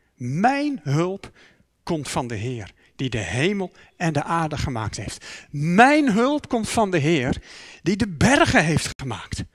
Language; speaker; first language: Dutch; native; Dutch